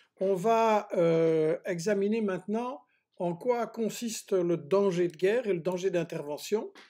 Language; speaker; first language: French; native; French